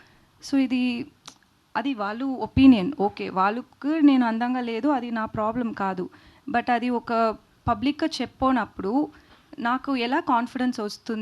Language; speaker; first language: Telugu; non-native, learner; Tamil